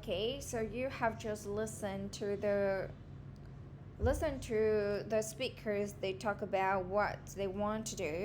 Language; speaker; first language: English; non-native, fluent; Vietnamese